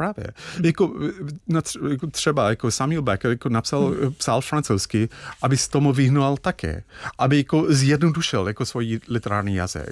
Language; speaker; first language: Czech; non-native, fluent; English